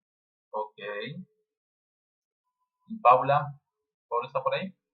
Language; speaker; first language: Spanish; native; Spanish